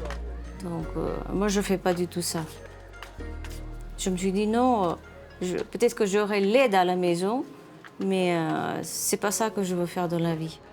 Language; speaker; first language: French; non-native, fluent; Nepali